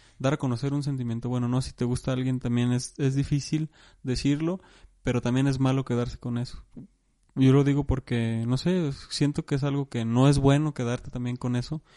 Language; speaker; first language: Spanish; native; Spanish